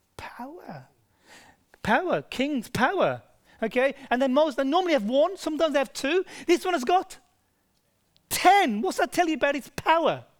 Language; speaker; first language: English; native; English